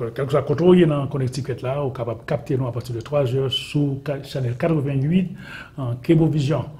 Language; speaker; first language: French; non-native, local second language; Haitian Creole